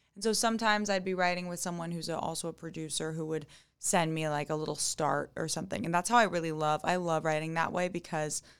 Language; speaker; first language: English; native; English